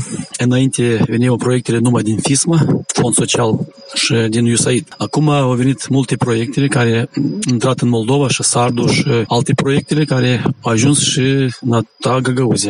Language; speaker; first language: Romanian; non-native, local second language; Gagauz